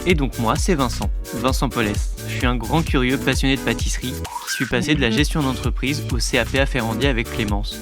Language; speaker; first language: French; native; French